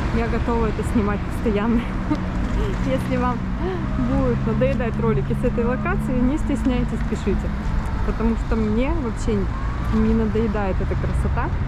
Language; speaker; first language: Russian; native; Russian